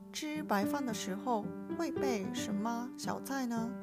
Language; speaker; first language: Chinese; non-native, learner; Japanese